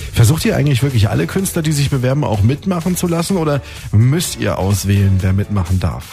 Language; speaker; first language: German; native; German